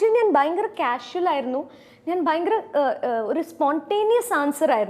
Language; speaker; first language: Malayalam; non-native, fluent; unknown